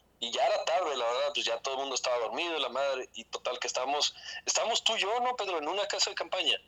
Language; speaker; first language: Spanish; native; Spanish